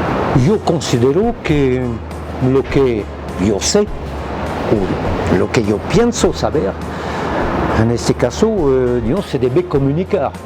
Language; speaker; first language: Spanish; non-native, fluent; French